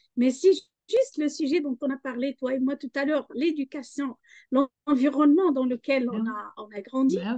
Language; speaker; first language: French; non-native, local second language; Arabic